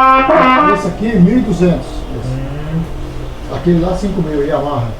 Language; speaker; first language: Portuguese; native; Portuguese